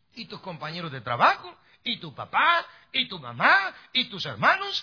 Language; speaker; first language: Spanish; native; Spanish